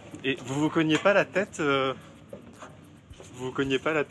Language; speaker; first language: French; native; French